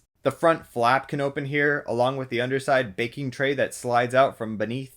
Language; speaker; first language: English; native; English